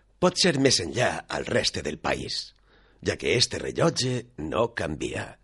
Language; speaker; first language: Catalan; non-native, local second language; Spanish